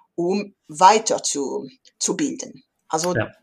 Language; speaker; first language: German; non-native, fluent; French